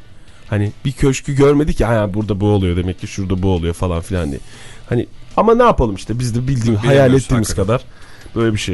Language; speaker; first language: Turkish; native; Turkish